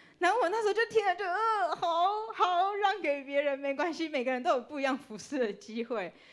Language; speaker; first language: Chinese; native; Chinese